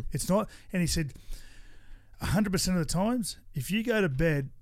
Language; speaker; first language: English; native; English